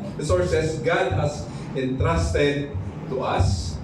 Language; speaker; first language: English; non-native, local second language; Filipino